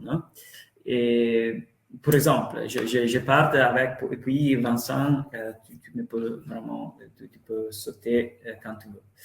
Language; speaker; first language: French; non-native, fluent; Italian